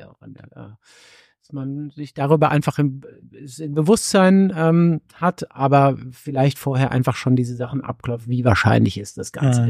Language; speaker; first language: German; native; German